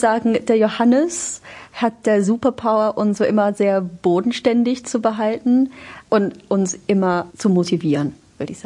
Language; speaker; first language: German; non-native, fluent; English